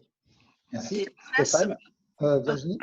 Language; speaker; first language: French; native; French